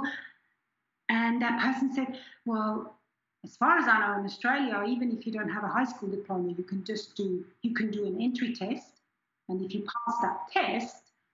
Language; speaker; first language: English; non-native, fluent; German